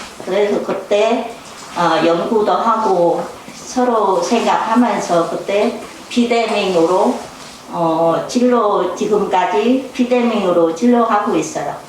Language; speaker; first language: Korean; non-native, learner; Vietnamese